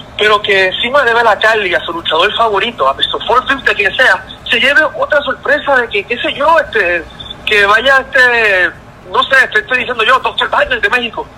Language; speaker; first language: Spanish; native; Spanish